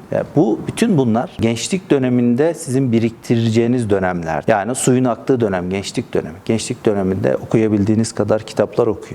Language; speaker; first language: Turkish; early bilingual, heritage; Turkish